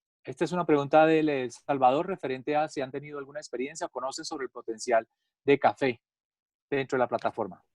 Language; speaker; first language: Spanish; native; Spanish